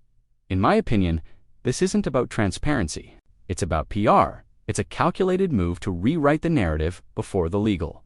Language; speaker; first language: English; native; English